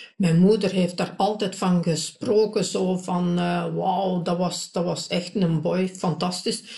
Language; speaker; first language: Dutch; native; Dutch